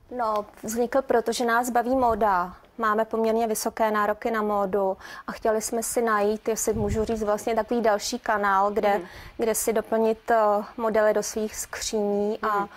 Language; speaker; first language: Czech; native; Czech